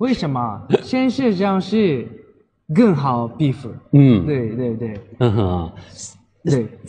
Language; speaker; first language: Chinese; non-native, learner; Japanese